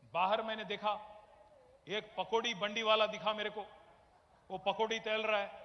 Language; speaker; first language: Hindi; non-native, local second language; Telugu